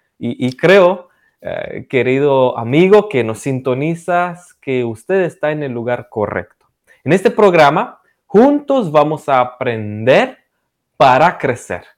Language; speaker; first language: Spanish; non-native, fluent; Romanian